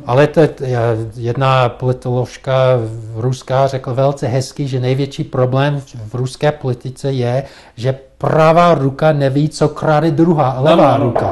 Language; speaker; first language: Czech; non-native, fluent; English